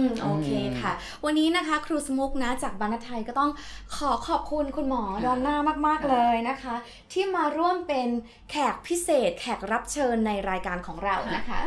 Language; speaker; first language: Thai; native; Thai